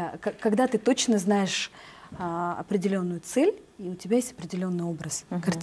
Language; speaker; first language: Russian; native; Russian